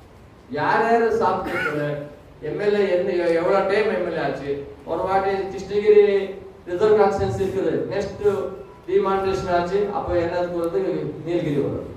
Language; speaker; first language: Tamil; non-native, learner; Kannada